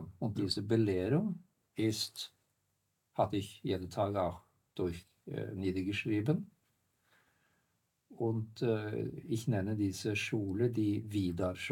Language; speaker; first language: German; non-native, fluent; Norwegian